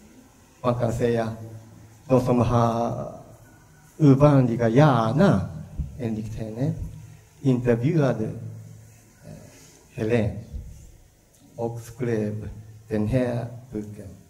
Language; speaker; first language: Swedish; non-native, learner; Japanese